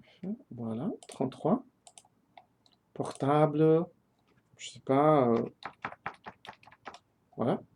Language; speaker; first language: French; non-native, learner; English